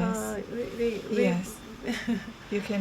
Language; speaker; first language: English; non-native, fluent; Indonesian